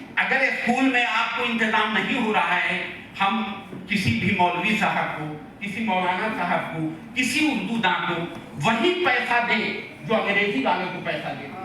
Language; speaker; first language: Urdu; native; Urdu